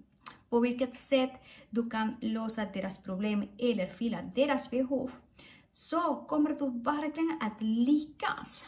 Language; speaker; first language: Swedish; non-native, fluent; Spanish